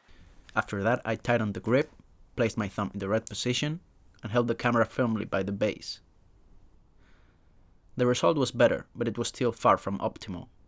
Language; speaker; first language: English; non-native, fluent; Spanish